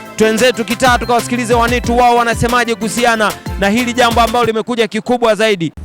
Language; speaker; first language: Swahili; native; Swahili